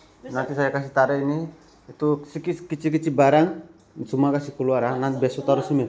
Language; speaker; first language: Indonesian; non-native, learner; Bangla